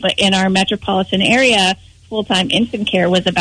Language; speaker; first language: English; native; English